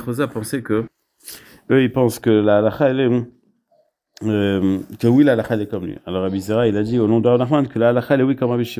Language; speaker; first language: French; native; French